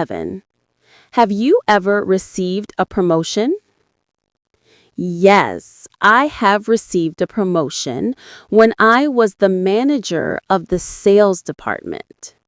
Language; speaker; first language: English; non-native, learner; Vietnamese